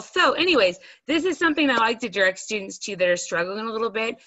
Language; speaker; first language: English; native; English